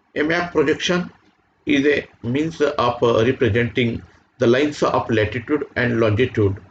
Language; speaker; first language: English; non-native, local second language; Marathi